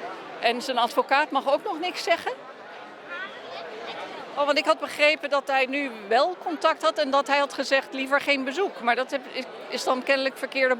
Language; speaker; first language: Dutch; native; Dutch